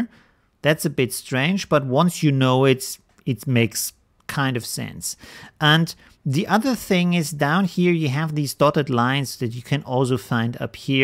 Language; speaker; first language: English; non-native, fluent; German